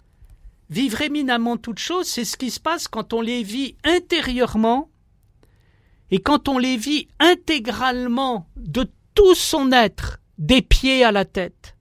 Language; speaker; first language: French; native; French